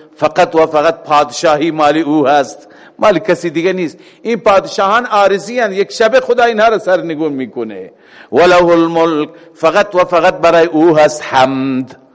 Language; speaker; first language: Persian; native; Persian